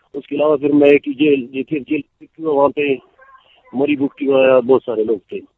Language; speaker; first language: Urdu; non-native, local second language; Baluchi